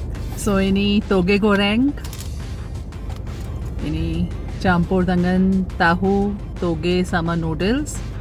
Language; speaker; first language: Indonesian; non-native, learner; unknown